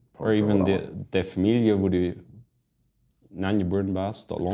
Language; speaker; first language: German; non-native, learner; Plautdietsch